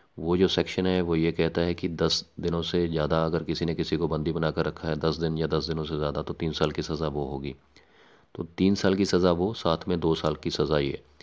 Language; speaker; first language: Hindi; non-native, local second language; Punjabi